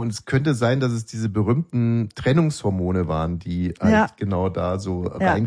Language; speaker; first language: German; native; German